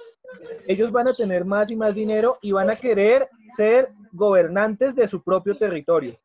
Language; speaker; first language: Spanish; native; Spanish